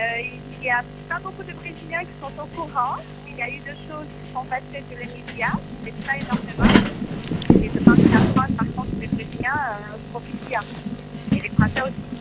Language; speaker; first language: French; non-native, fluent; Portuguese